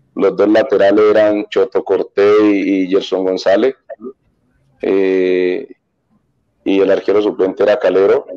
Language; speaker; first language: Spanish; native; Spanish